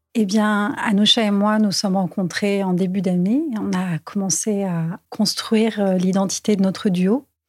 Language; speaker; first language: French; native; French